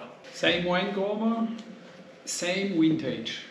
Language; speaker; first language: English; non-native, learner; French